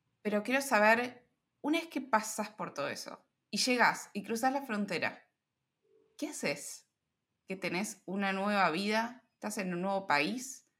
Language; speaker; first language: Spanish; native; Spanish